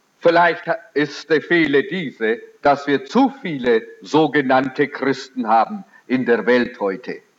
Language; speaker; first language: German; early bilingual, heritage; German